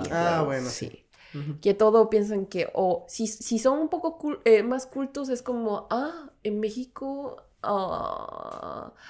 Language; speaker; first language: Spanish; non-native, fluent; Korean